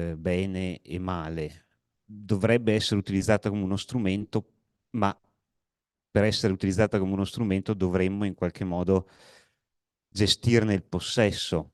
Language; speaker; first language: Italian; native; Italian